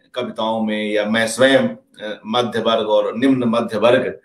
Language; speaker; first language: Hindi; native; Hindi